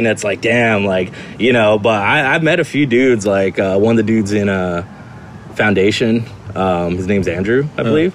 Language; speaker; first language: English; native; English